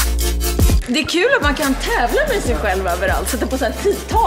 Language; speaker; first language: Swedish; native; Swedish